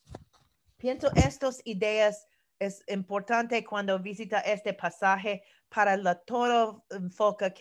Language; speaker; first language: Spanish; non-native, learner; English